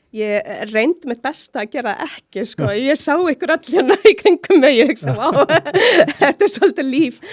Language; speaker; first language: Icelandic; early bilingual, heritage; Icelandic